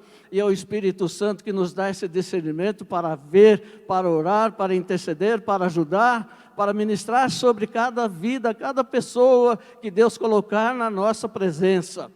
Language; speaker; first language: Portuguese; native; Portuguese